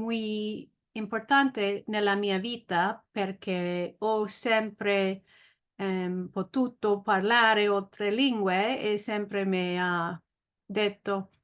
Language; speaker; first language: Italian; non-native, learner; English